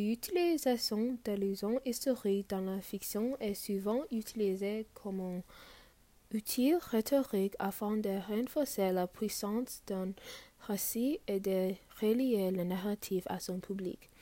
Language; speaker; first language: French; non-native, fluent; English